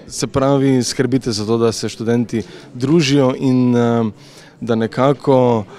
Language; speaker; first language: Slovenian; native; Slovenian